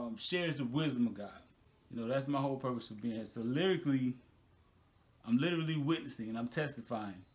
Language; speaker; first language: English; native; English